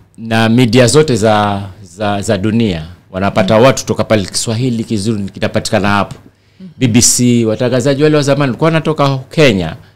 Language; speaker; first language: Swahili; non-native, local second language; Giryama